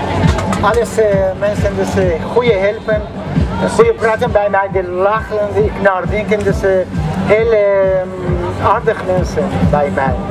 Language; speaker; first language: Dutch; non-native, learner; Italian